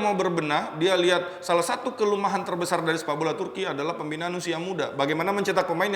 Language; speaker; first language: Indonesian; native; Indonesian